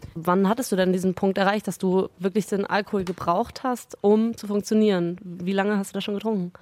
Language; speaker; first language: German; native; German